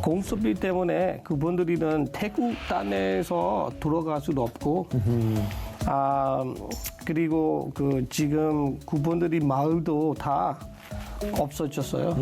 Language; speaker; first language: Korean; non-native, learner; S'gaw Karen